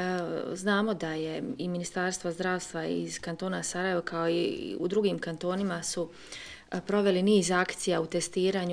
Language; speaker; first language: Serbian; native; Serbian